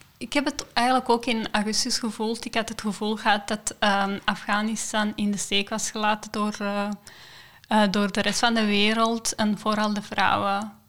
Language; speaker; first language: Dutch; non-native, fluent; Persian